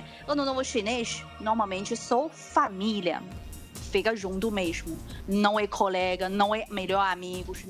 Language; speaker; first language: Portuguese; non-native, learner; Chinese